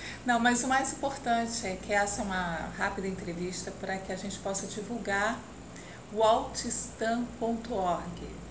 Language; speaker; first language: Portuguese; native; Portuguese